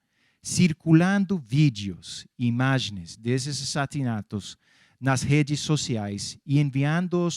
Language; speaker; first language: Portuguese; non-native, fluent; English